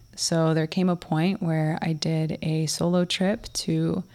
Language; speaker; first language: English; early bilingual, other home language; Russian